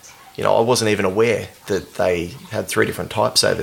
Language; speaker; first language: English; native; English